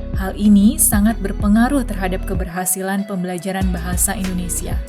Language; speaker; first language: Indonesian; native; Indonesian